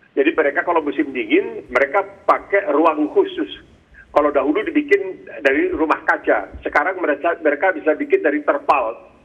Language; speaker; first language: Indonesian; native; Indonesian